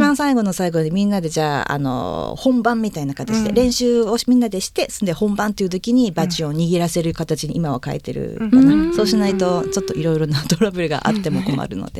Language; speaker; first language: Japanese; native; Japanese